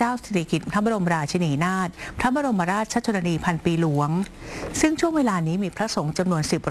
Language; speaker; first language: Thai; native; Thai